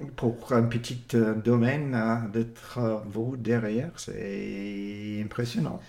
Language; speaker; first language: French; non-native, learner; English